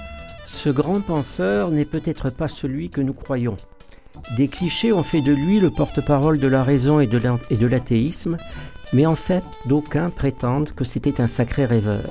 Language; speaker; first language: French; native; French